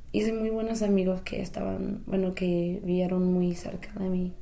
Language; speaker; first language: Spanish; non-native, fluent; English